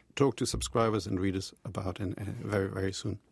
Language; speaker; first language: English; non-native, fluent; German